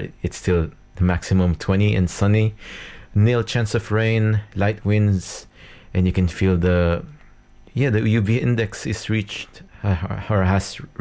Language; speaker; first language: English; non-native, local second language; Filipino